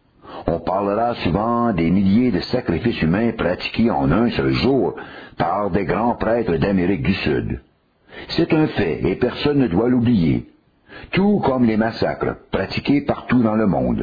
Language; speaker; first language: French; native; French